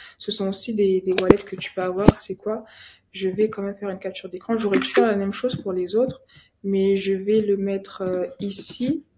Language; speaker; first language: French; native; French